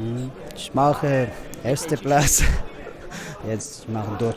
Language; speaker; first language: German; non-native, learner; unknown